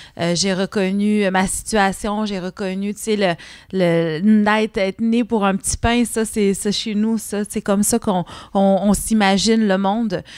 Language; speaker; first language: French; non-native, local second language; Innu-aimun